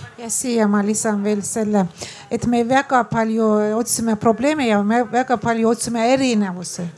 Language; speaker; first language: Estonian; non-native, fluent; Azerbaijani